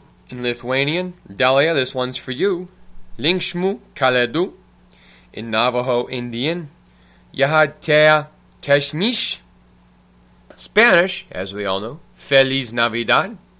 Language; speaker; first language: English; early bilingual, other home language; Ukrainian